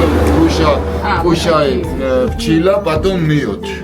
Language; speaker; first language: Russian; non-native, learner; Georgian